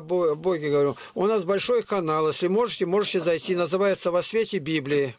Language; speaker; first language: Russian; native; Russian